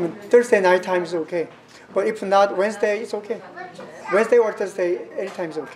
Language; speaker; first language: English; non-native, learner; Korean